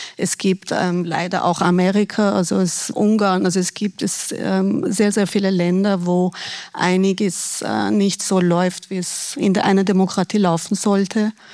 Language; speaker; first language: German; non-native, fluent; Persian